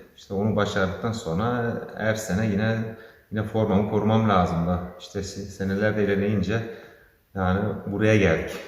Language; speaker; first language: Turkish; early bilingual, heritage; Turkish